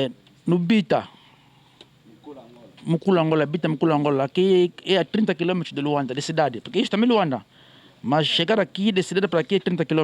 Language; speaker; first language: Portuguese; native; Portuguese